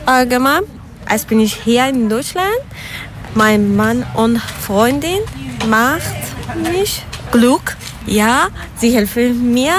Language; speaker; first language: German; non-native, learner; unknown